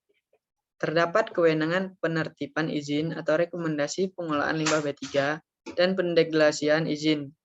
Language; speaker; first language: Indonesian; native; Indonesian